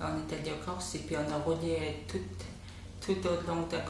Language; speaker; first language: French; non-native, fluent; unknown